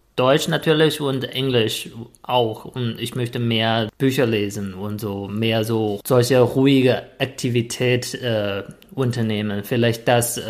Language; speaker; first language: German; non-native, fluent; Chinese